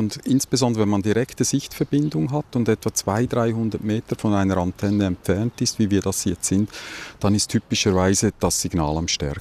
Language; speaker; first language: German; native; German